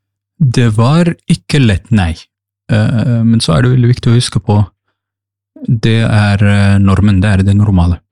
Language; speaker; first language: Norwegian; non-native, fluent; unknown